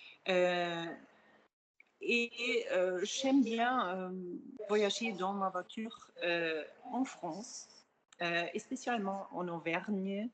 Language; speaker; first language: French; non-native, fluent; German